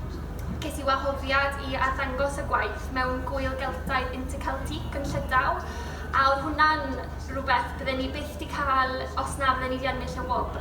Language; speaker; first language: Welsh; native; Welsh